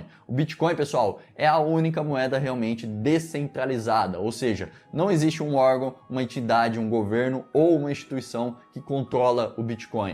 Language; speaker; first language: Portuguese; native; Portuguese